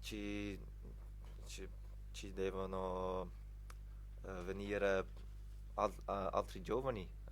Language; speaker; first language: Italian; non-native, fluent; Dutch